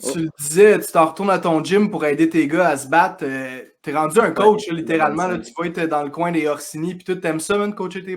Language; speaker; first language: French; native; French